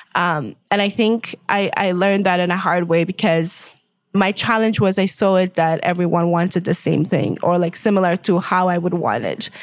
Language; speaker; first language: English; non-native, fluent; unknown